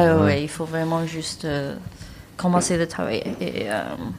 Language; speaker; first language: French; non-native, fluent; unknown